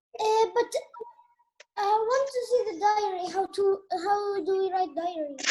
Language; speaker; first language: English; non-native, learner; Arabic